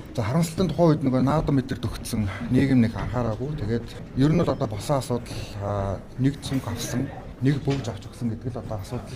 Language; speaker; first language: Mongolian; native; Mongolian